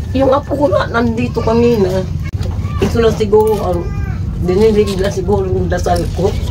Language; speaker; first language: Filipino; non-native, local second language; Waray